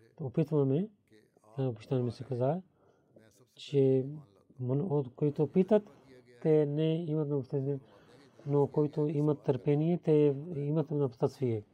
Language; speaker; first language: Bulgarian; non-native, learner; Urdu